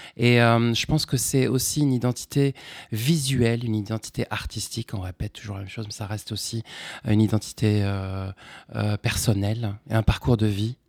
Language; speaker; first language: French; non-native, local second language; Arabic